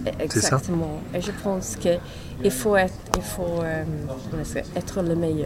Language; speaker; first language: French; non-native, learner; English